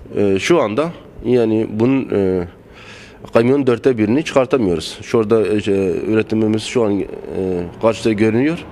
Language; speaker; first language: Turkish; non-native, local second language; Arabic